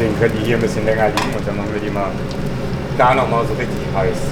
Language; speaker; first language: German; native; German